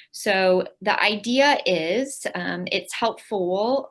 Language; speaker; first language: English; native; English